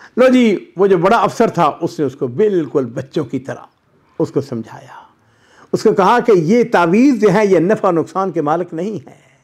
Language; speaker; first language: Urdu; non-native, local second language; Punjabi